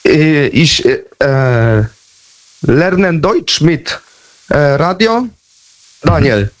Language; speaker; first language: German; non-native, learner; Polish